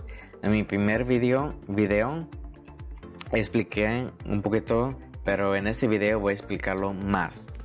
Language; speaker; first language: Spanish; early bilingual, heritage; Spanish